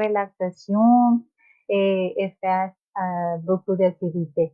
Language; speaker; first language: French; non-native, learner; Spanish